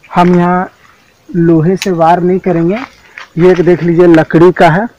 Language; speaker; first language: Hindi; native; Hindi